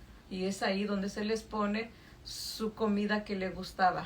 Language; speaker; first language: Spanish; native; Spanish